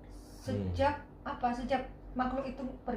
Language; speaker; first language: Indonesian; native; Indonesian